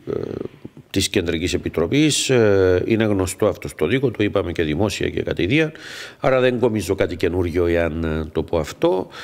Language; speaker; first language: Greek; native; Greek